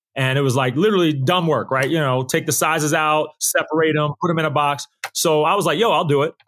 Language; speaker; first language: English; native; English